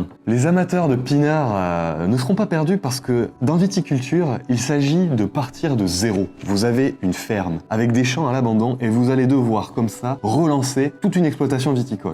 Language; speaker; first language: French; native; French